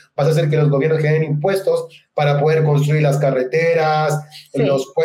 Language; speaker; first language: Spanish; native; Spanish